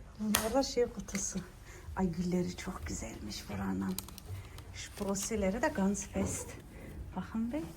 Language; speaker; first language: Turkish; early bilingual, heritage; Turkish